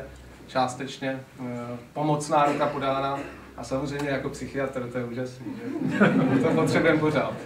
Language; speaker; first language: Czech; native; Czech